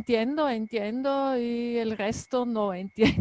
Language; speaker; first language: Spanish; non-native, learner; German